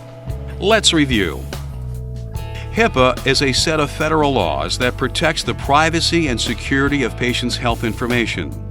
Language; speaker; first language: English; native; English